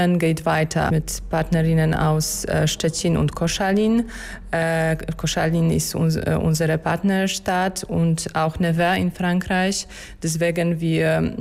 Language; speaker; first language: German; non-native, fluent; Polish